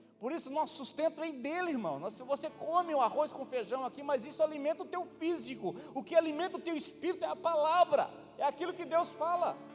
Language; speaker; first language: Portuguese; native; Portuguese